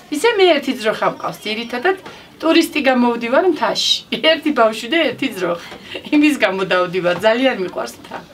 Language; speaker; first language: Georgian; native; Georgian